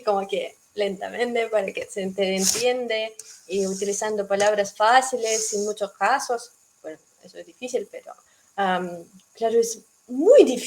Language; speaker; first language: Spanish; non-native, fluent; Russian